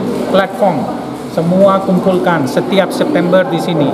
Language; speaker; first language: Indonesian; non-native, fluent; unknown